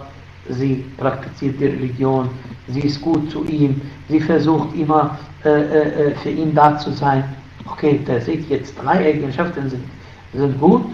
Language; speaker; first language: German; non-native, fluent; Arabic